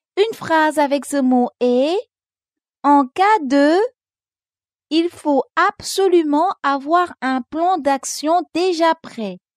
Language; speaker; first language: French; non-native, local second language; Wolof